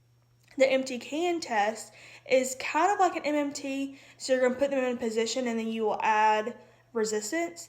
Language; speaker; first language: English; native; English